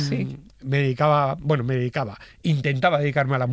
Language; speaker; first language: Spanish; native; Spanish